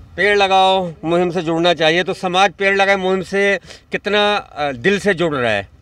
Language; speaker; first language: Hindi; native; Hindi